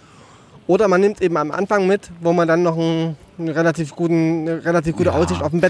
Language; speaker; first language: German; native; German